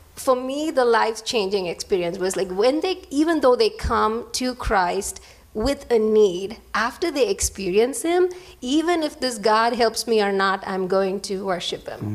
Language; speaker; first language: English; non-native, local second language; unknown